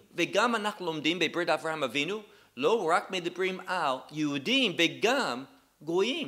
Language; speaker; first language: Hebrew; non-native, fluent; English